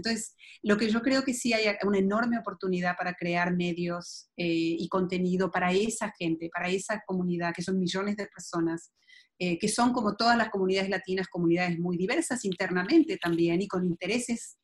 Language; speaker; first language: English; non-native, fluent; Spanish